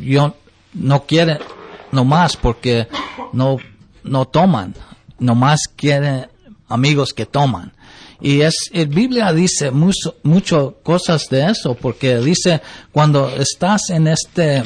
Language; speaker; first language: Spanish; early bilingual, heritage; English